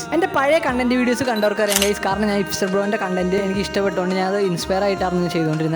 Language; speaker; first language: Malayalam; native; Malayalam